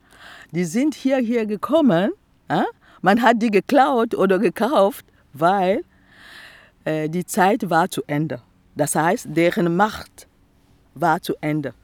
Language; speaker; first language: German; non-native, fluent; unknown